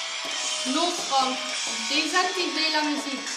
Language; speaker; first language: French; non-native, learner; Dutch